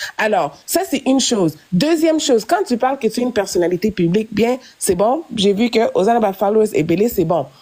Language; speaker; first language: French; non-native, local second language; Lingala